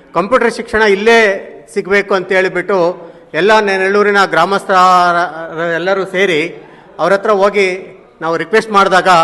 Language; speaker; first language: Kannada; native; Kannada